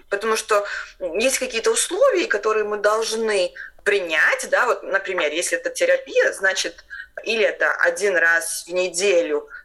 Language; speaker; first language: Russian; non-native, local second language; Latvian